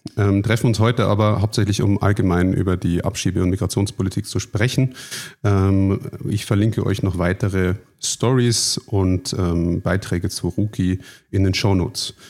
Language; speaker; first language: German; native; German